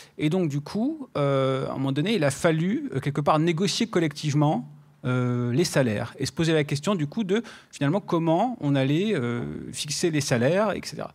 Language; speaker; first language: French; native; French